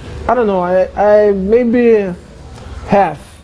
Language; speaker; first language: English; non-native, learner; Portuguese